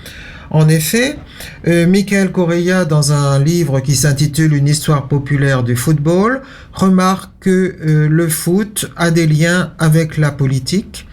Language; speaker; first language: French; native; French